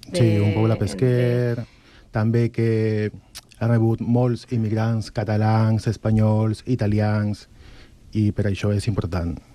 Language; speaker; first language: Catalan; non-native, fluent; Spanish